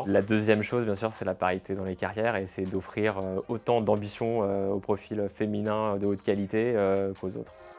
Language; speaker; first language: French; native; French